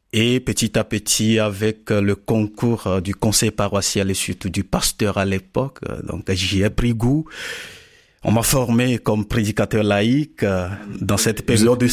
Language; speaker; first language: French; non-native, local second language; Ewe